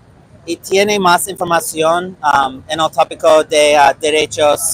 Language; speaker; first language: Spanish; non-native, learner; English